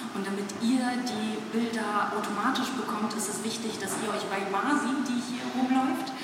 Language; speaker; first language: German; non-native, fluent; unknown